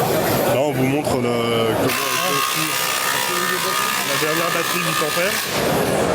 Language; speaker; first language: French; native; French